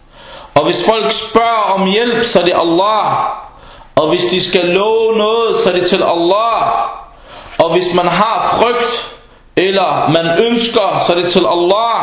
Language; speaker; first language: Danish; non-native, fluent; Arabic